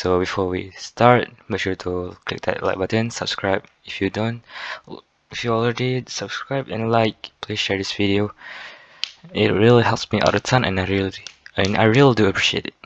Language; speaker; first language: English; non-native, fluent; Malay